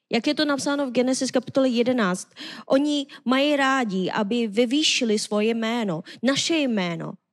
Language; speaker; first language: Czech; non-native, learner; Korean